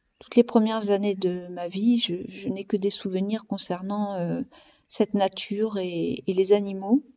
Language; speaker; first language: French; native; French